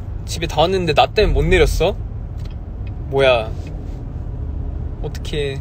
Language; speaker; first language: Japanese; non-native, fluent; Korean